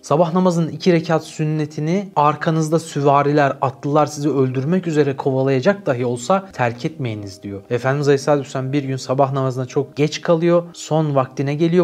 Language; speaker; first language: Turkish; native; Turkish